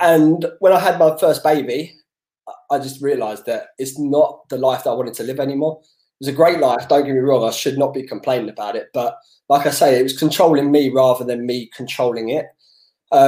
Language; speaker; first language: English; native; English